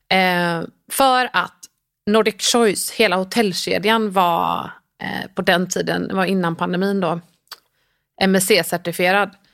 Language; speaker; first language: Swedish; native; Swedish